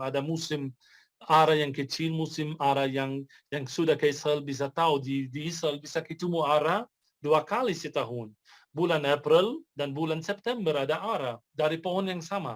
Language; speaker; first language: Indonesian; non-native, fluent; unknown